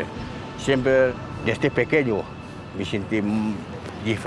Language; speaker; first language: Spanish; non-native, learner; French